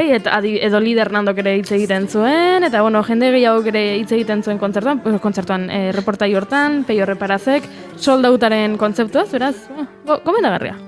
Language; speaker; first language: Basque; native; Basque